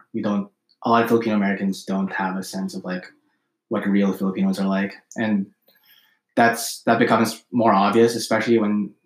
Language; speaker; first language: English; early bilingual, other home language; Filipino